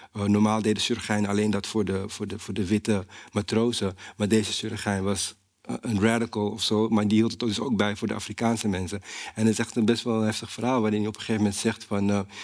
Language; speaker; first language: Dutch; native; Dutch